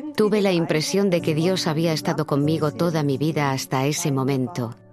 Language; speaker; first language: Spanish; non-native, fluent; German